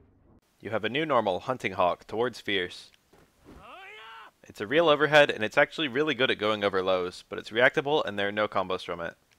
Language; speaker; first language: English; native; English